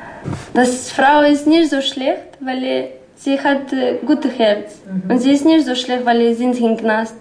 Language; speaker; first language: German; non-native, learner; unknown